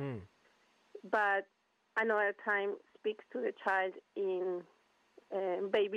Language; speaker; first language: English; non-native, fluent; Spanish